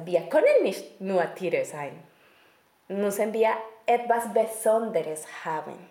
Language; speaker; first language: German; non-native, learner; Spanish